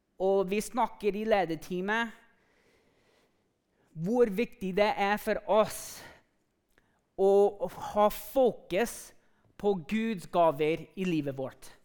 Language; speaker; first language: Norwegian; non-native, fluent; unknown